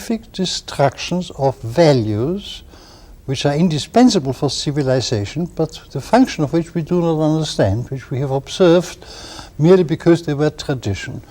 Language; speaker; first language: English; non-native, fluent; German